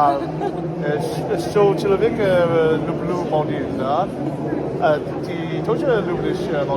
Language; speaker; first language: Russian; non-native, learner; English